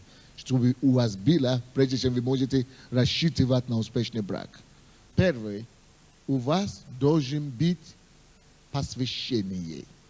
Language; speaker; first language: Russian; non-native, fluent; Yoruba